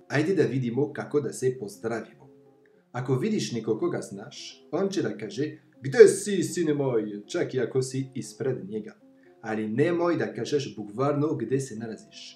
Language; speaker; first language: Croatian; non-native, fluent; French